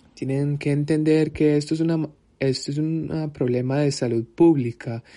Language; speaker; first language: Spanish; early bilingual, heritage; Spanish